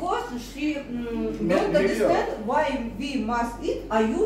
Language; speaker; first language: English; non-native, learner; Russian